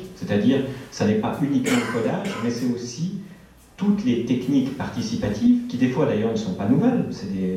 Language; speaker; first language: French; native; French